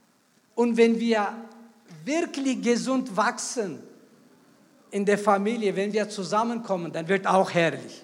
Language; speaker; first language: German; non-native, fluent; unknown